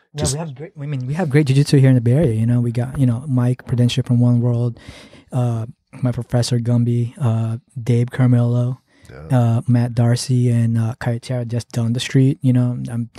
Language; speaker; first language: English; early bilingual, other home language; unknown